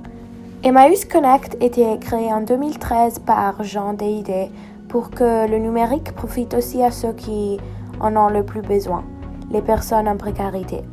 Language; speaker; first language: French; non-native, fluent; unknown